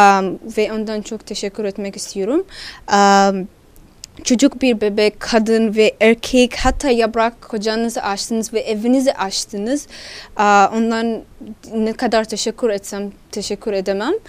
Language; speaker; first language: Turkish; non-native, learner; Somali